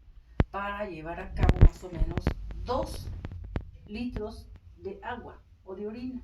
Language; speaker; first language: Spanish; native; Spanish